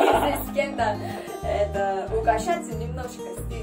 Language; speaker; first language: Russian; non-native, learner; Korean